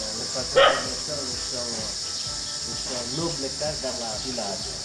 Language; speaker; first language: French; non-native, learner; Indonesian